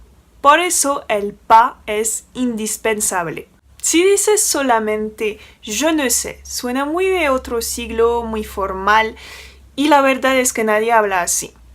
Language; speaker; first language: Spanish; non-native, fluent; French